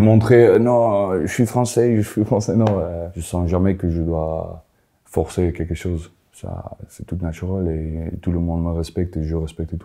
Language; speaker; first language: French; non-native, fluent; Afrikaans